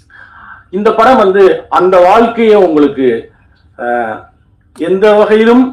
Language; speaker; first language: Tamil; native; Tamil